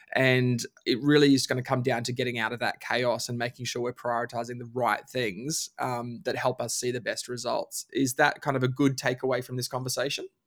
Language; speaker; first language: English; native; English